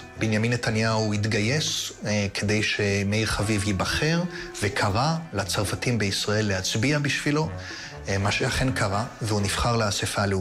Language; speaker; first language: Hebrew; native; Hebrew